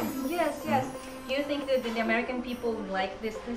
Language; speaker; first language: English; non-native, fluent; Japanese